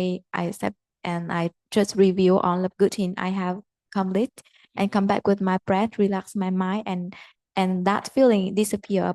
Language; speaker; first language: English; non-native, learner; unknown